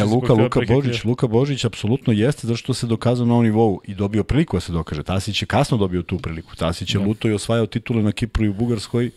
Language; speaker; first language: Serbian; native; Serbian